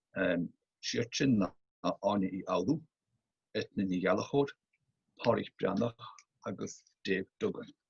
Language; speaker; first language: Irish; native; Irish